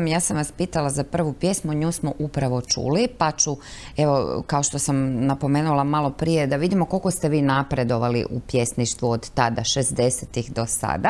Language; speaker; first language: Croatian; native; Croatian